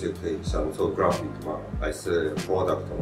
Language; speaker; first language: Chinese; non-native, learner; Japanese